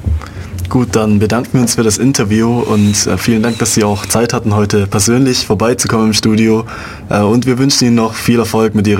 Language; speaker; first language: German; native; German